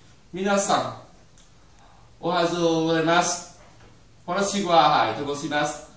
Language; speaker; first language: Japanese; non-native, learner; Vietnamese